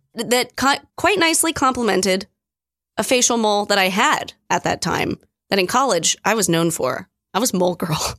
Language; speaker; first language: English; native; English